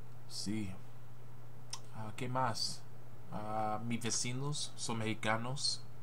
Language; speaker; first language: Spanish; non-native, learner; English